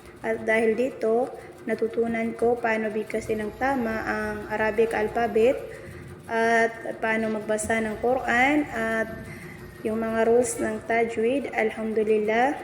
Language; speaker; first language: Filipino; non-native, local second language; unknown